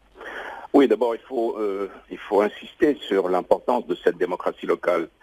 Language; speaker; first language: French; non-native, local second language; Arabic